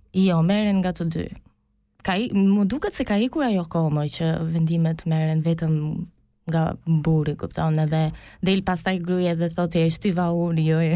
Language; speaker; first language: Albanian; early bilingual, heritage; Albanian